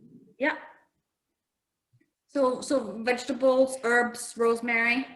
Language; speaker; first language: English; non-native, fluent; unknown